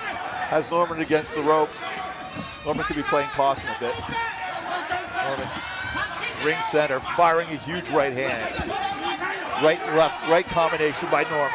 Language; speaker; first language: English; native; English